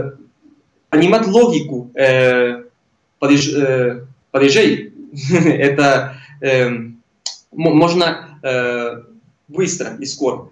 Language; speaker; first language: Russian; non-native, fluent; Spanish